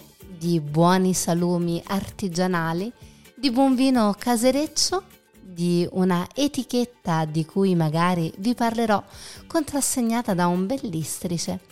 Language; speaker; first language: Italian; native; Italian